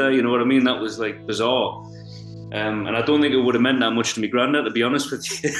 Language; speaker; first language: English; native; English